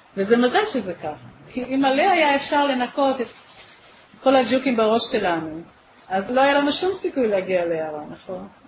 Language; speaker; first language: Hebrew; native; Hebrew